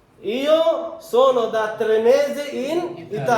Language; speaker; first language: Italian; non-native, fluent; Bangla